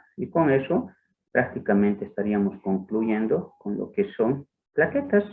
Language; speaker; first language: Spanish; native; Spanish